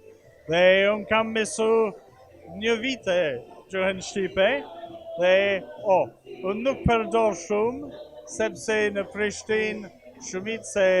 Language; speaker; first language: Albanian; non-native, learner; English